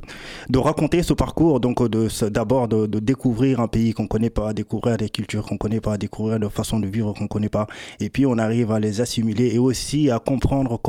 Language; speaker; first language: French; native; French